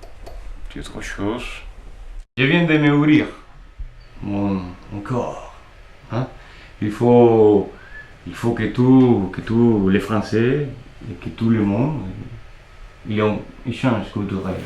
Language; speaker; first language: French; non-native, learner; Spanish